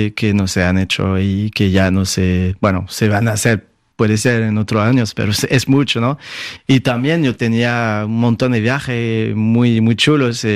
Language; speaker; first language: Spanish; non-native, fluent; French